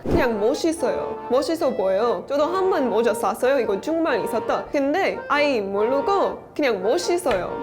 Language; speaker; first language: Korean; non-native, learner; English